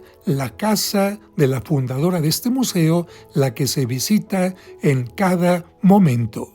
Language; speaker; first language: Spanish; native; Spanish